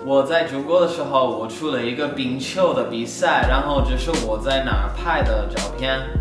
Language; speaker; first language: Chinese; non-native, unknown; English